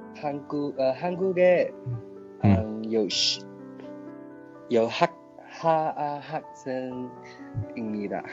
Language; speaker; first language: Korean; non-native, learner; Chinese